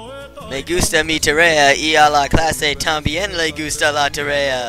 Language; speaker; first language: Spanish; non-native, learner; English